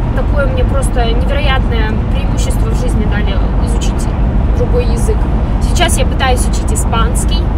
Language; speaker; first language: Russian; native; Russian